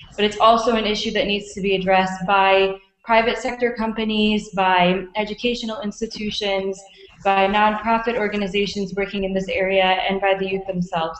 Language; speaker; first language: English; native; English